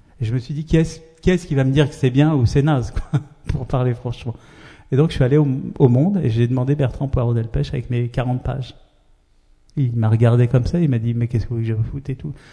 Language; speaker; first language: French; early bilingual, other home language; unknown